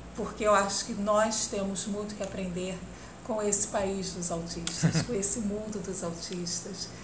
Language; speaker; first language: Portuguese; native; Portuguese